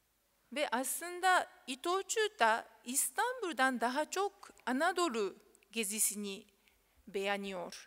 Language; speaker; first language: Turkish; non-native, fluent; Japanese